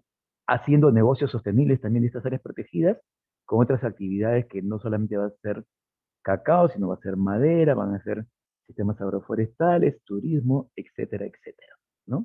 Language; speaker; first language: Spanish; native; Spanish